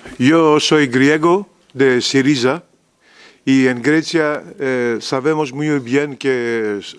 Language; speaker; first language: Spanish; non-native, learner; Greek